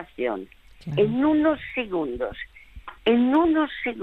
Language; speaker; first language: Spanish; early bilingual, other home language; French